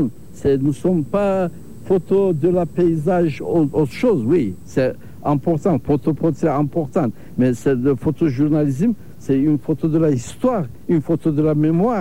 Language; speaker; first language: French; non-native, learner; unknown